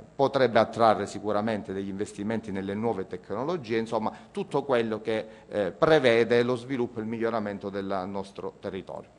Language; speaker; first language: Italian; native; Italian